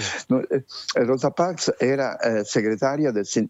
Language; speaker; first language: Italian; native; Italian